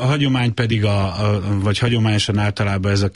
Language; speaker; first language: Hungarian; native; Hungarian